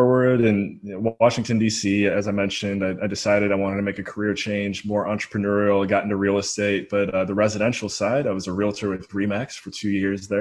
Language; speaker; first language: English; native; English